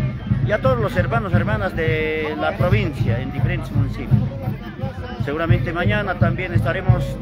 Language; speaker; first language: Spanish; non-native, local second language; Aymara